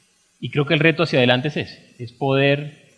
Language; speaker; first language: Spanish; native; Spanish